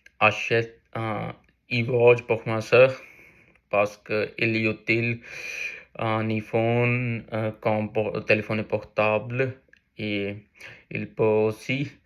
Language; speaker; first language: French; non-native, learner; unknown